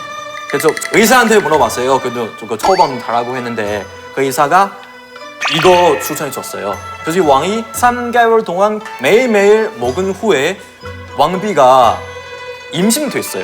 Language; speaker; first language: Korean; non-native, fluent; Chinese